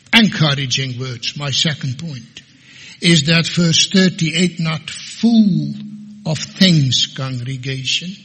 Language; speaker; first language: English; non-native, fluent; Dutch